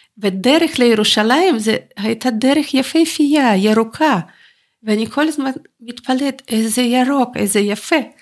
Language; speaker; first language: Hebrew; non-native, fluent; Russian